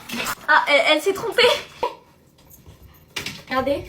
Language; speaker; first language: French; native; French